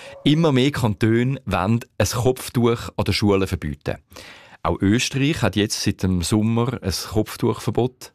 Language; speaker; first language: German; native; German